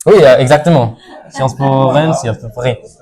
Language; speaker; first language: French; non-native, learner; Spanish